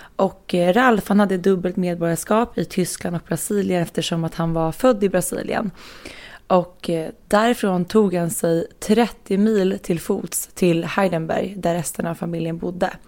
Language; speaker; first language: Swedish; native; Swedish